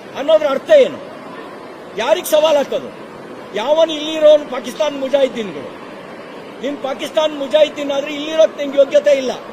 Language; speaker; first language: Kannada; native; Kannada